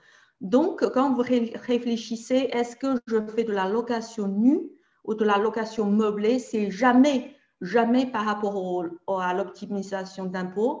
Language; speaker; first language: French; native; French